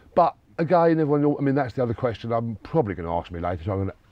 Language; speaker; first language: English; native; English